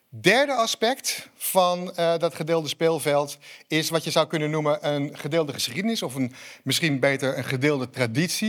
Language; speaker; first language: Dutch; native; Dutch